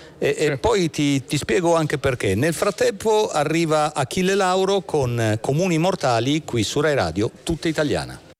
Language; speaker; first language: Italian; native; Italian